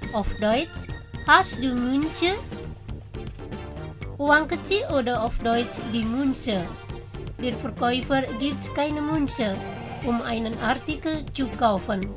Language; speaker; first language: German; non-native, fluent; Indonesian